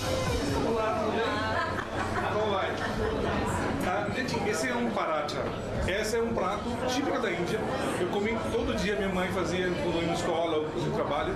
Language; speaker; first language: Portuguese; non-native, learner; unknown